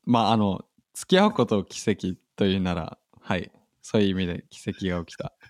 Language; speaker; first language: Japanese; non-native, fluent; German